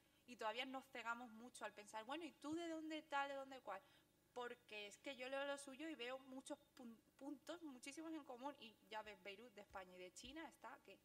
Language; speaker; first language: Spanish; early bilingual, other home language; Chinese